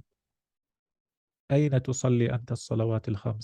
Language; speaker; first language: Arabic; non-native, fluent; English